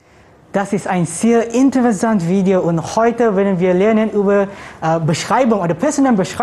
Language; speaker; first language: German; non-native, learner; Malay